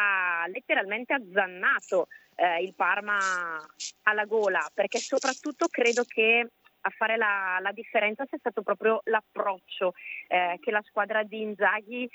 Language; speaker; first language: Italian; native; Italian